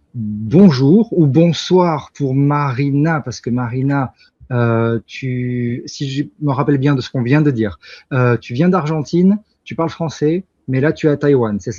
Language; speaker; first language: French; native; French